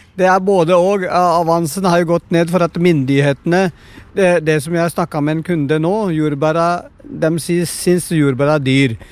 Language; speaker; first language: Norwegian; non-native, fluent; Punjabi